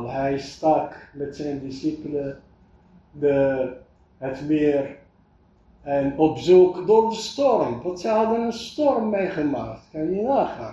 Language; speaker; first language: Dutch; non-native, fluent; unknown